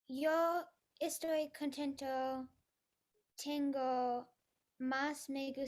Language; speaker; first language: Spanish; non-native, learner; English